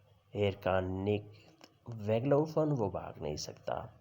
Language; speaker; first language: German; non-native, learner; Urdu